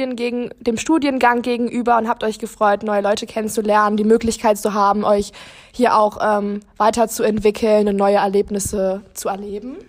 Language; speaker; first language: German; native; German